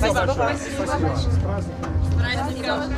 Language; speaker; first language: Russian; non-native, local second language; Kyrgyz